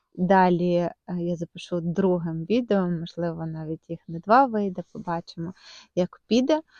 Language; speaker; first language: Ukrainian; non-native, local second language; Russian